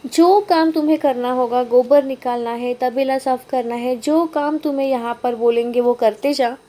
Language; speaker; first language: Hindi; non-native, local second language; Marathi